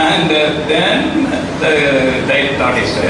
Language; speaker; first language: English; non-native, local second language; Telugu